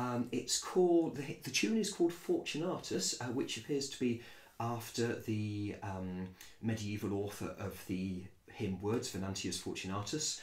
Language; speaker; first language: English; native; English